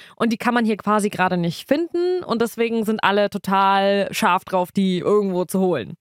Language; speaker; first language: German; early bilingual, other home language; Russian